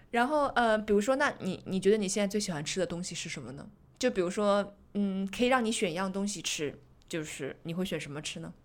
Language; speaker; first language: Chinese; native; Chinese